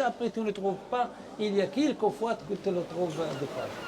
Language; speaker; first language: French; non-native, learner; Arabic